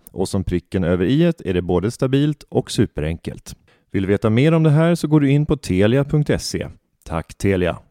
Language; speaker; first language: Swedish; native; Swedish